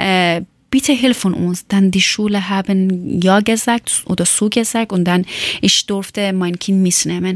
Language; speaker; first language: German; non-native, learner; Persian